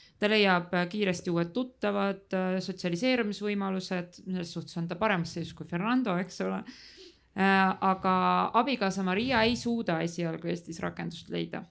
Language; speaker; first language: Estonian; native; Estonian